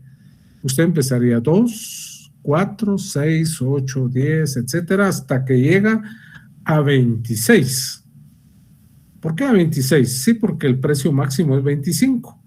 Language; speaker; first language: Spanish; native; Spanish